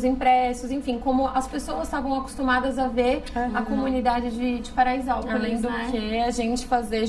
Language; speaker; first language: Portuguese; native; Portuguese